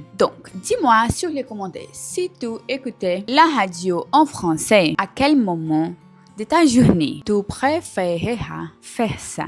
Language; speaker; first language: French; non-native, learner; Portuguese